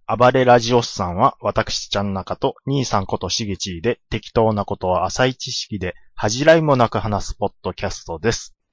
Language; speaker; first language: Japanese; native; Japanese